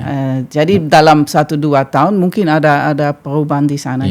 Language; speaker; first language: Indonesian; non-native, fluent; Dutch